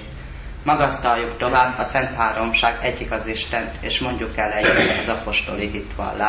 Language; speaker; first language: Hungarian; native; Hungarian